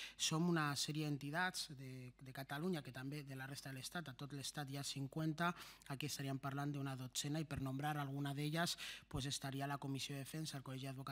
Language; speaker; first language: Catalan; non-native, local second language; Spanish